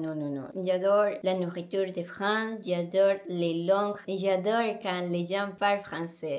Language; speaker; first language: French; non-native, learner; Spanish